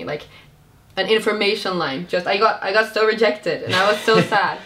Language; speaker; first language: English; non-native, fluent; Finnish